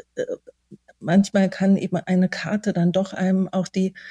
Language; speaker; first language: German; native; German